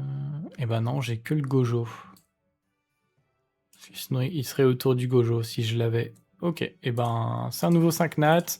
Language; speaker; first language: French; native; French